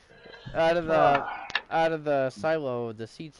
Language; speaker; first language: English; native; English